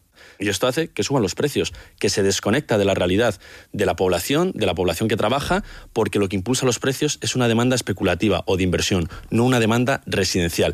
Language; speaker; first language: Spanish; native; Spanish